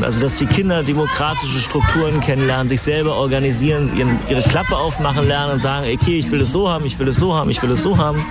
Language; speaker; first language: German; native; German